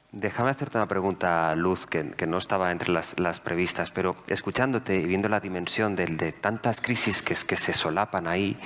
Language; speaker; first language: Spanish; native; Spanish